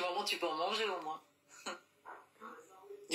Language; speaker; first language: French; native; French